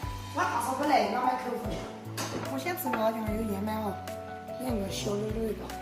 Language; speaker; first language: Chinese; native; Chinese